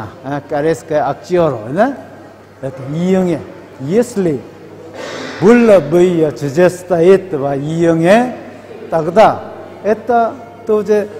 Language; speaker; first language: Russian; non-native, learner; Korean